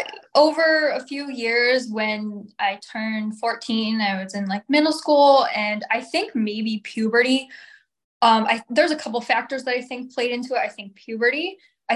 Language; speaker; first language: English; native; English